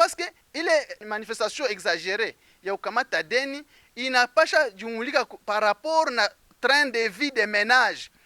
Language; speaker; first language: French; non-native, local second language; Swahili